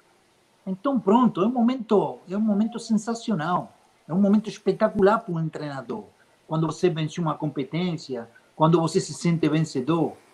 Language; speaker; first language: Portuguese; non-native, fluent; Spanish